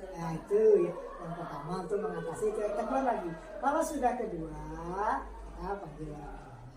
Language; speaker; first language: Indonesian; non-native, local second language; Madurese